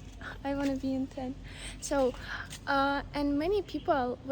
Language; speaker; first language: English; non-native, learner; Russian